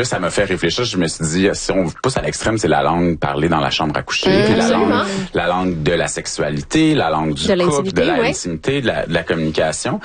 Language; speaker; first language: French; native; French